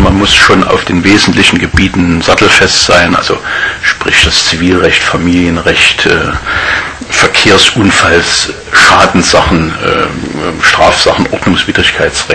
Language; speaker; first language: German; native; German